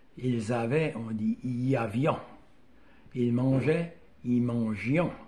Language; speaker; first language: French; native; French